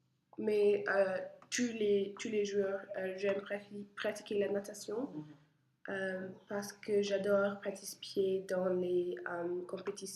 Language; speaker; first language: French; non-native, learner; English